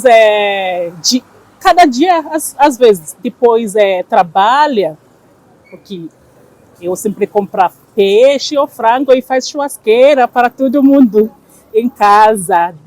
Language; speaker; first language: Portuguese; non-native, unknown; Igbo